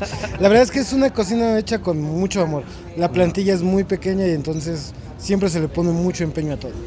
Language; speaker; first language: Spanish; native; Spanish